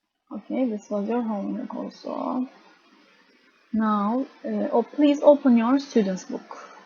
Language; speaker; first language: English; non-native, fluent; Turkish